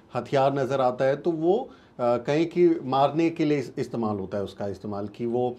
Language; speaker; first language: Hindi; native; Hindi